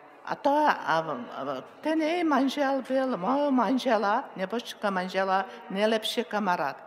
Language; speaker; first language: Czech; non-native, learner; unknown